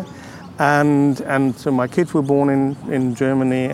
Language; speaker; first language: English; non-native, fluent; German